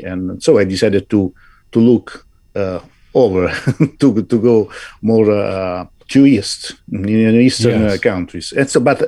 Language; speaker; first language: English; non-native, fluent; Italian